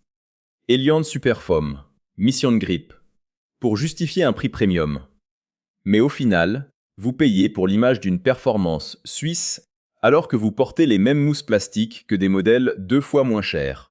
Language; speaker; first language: French; native; French